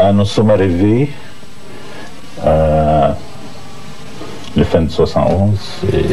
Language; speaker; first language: French; non-native, fluent; Arabic